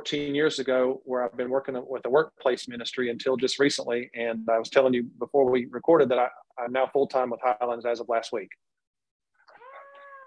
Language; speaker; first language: English; native; English